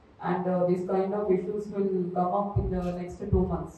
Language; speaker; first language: English; non-native, local second language; Telugu